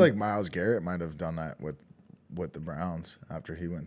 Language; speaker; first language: English; native; English